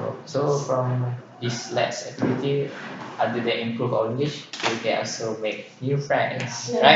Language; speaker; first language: English; non-native, local second language; Malay